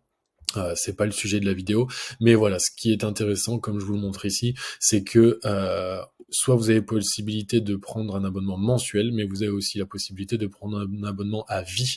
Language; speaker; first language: French; native; French